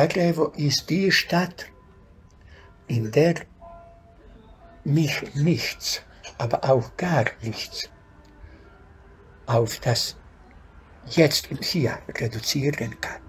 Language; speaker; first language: German; non-native, fluent; Bosnian